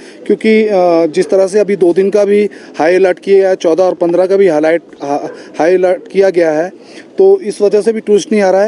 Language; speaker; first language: Hindi; native; Hindi